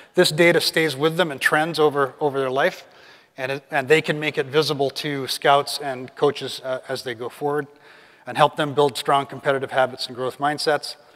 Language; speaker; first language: English; native; English